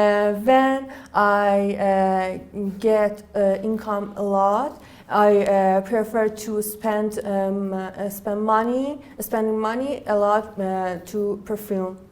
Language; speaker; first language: English; non-native, learner; Persian